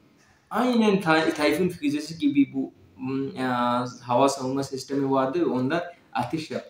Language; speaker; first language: Turkish; non-native, fluent; Urdu